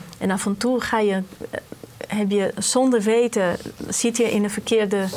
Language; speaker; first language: Dutch; non-native, fluent; Portuguese